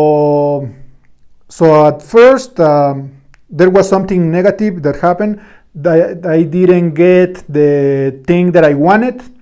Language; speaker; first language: English; non-native, fluent; Spanish